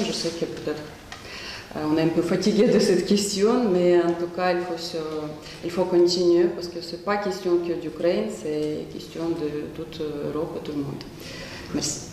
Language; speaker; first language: French; non-native, fluent; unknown